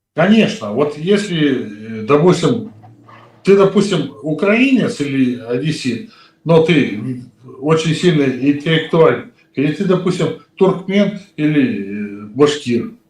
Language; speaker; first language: Russian; native; Russian